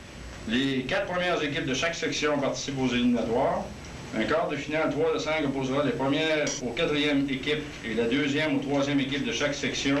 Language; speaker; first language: French; native; French